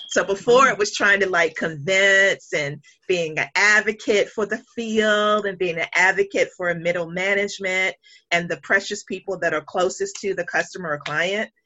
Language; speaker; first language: English; native; English